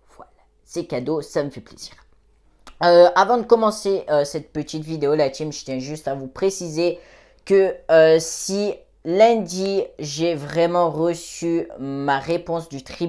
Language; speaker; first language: French; native; French